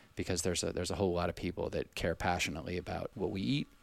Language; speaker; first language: English; native; English